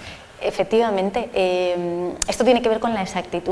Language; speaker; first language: Spanish; native; Spanish